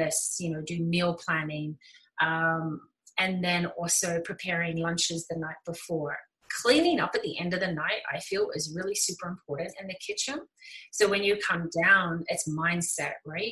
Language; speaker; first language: English; native; English